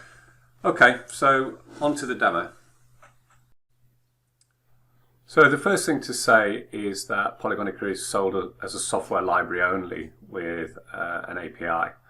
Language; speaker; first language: English; native; English